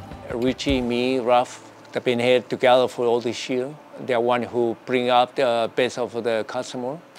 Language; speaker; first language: English; non-native, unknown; Chinese